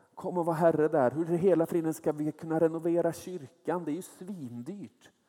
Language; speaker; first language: Swedish; native; Swedish